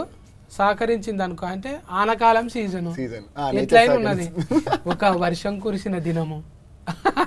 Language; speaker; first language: Telugu; native; Telugu